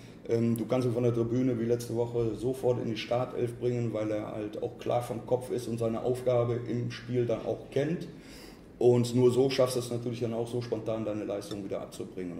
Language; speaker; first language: German; native; German